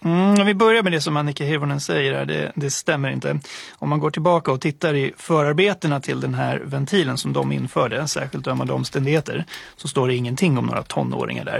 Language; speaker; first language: Swedish; native; Swedish